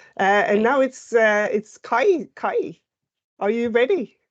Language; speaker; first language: English; non-native, fluent; Norwegian